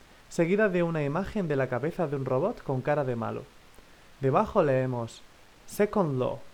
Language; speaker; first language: Spanish; native; Spanish